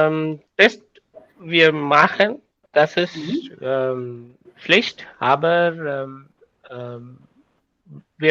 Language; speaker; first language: German; non-native, learner; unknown